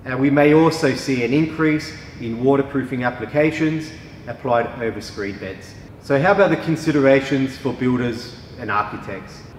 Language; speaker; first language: English; native; English